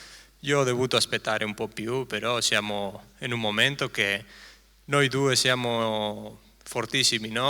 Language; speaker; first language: Italian; non-native, fluent; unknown